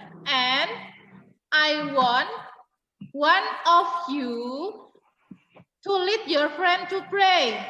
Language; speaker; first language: English; non-native, fluent; Indonesian